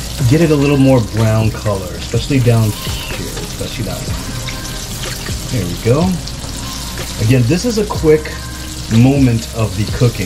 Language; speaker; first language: English; native; English